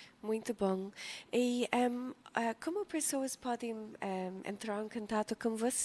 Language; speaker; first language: Portuguese; non-native, fluent; English